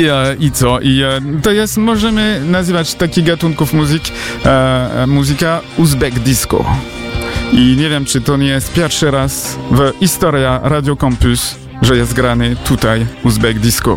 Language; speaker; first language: Polish; non-native, learner; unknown